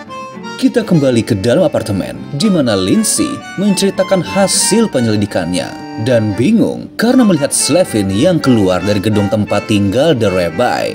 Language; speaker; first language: Indonesian; native; Indonesian